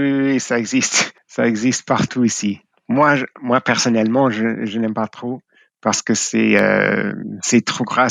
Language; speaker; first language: French; non-native, fluent; English